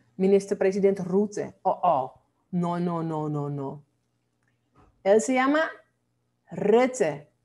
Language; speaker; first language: Spanish; non-native, fluent; Dutch